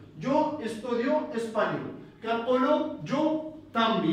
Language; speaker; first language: Spanish; non-native, fluent; Arabic